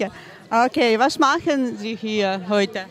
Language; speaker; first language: German; non-native, learner; Ukrainian